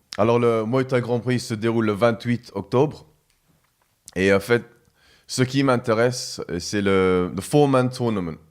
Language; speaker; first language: French; non-native, fluent; English